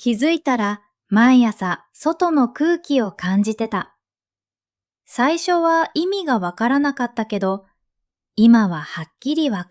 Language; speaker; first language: Japanese; non-native, fluent; Vietnamese